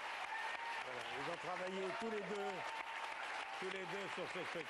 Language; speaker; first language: French; native; French